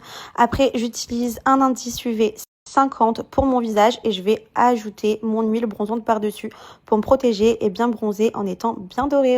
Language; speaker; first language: French; native; French